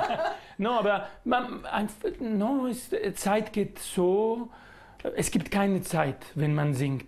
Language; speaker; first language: German; non-native, learner; Spanish